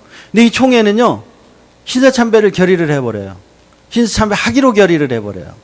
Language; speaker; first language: Korean; native; Korean